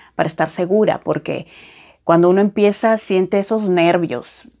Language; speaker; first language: Spanish; native; Spanish